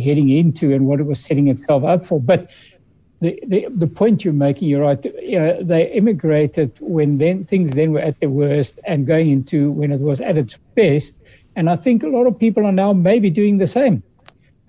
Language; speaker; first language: English; early bilingual, other home language; Dutch